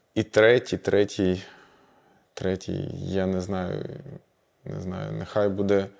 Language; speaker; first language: Ukrainian; non-native, local second language; Russian